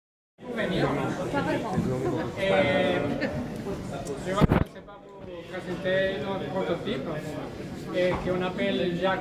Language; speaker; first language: French; non-native, fluent; Spanish